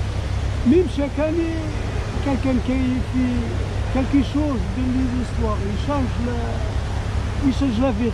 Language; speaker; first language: French; non-native, learner; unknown